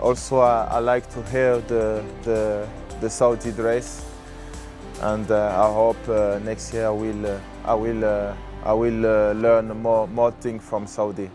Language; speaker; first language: English; non-native, learner; French